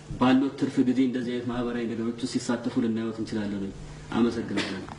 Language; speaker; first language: Amharic; native; Amharic